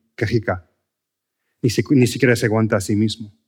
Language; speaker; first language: Spanish; non-native, fluent; English